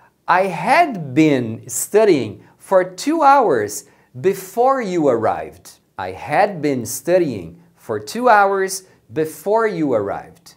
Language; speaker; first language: English; non-native, fluent; Portuguese